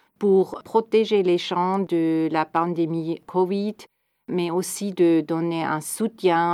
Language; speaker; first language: French; non-native, fluent; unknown